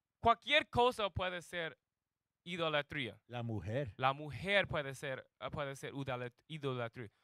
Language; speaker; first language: Spanish; non-native, learner; English